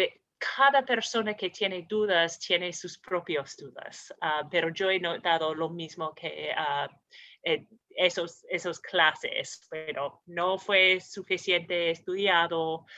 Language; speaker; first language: Spanish; non-native, fluent; English